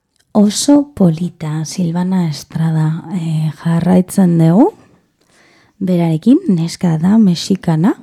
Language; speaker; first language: Basque; non-native, learner; Spanish